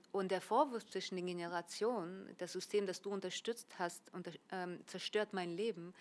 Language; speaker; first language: German; early bilingual, other home language; Russian